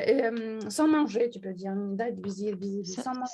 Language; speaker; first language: French; non-native, fluent; Russian